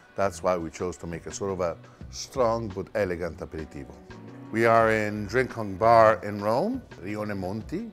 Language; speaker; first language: English; non-native, fluent; Italian